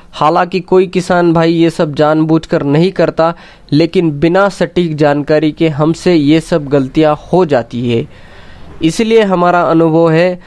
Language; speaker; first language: Hindi; non-native, local second language; Marathi